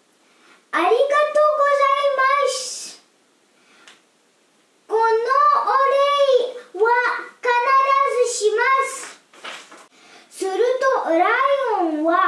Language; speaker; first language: Japanese; non-native, learner; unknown